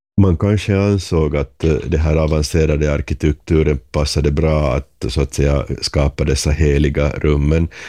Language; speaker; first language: Swedish; non-native, local second language; Finnish